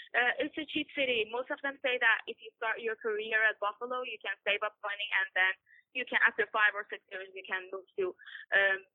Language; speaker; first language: English; non-native, fluent; Persian